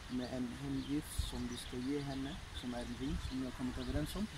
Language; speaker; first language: Swedish; non-native, fluent; Arabic